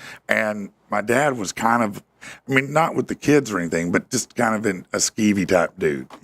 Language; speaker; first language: English; native; English